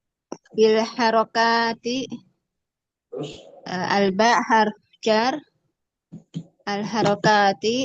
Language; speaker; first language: Arabic; non-native, learner; Indonesian